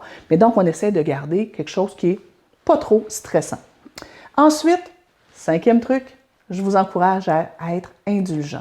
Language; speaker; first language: French; native; French